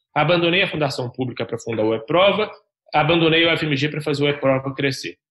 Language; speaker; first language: Portuguese; native; Portuguese